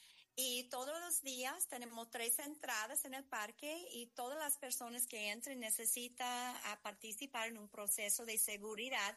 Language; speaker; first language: Spanish; non-native, fluent; English